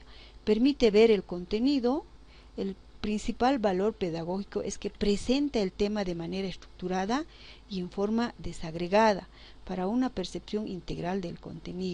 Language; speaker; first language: Spanish; native; Spanish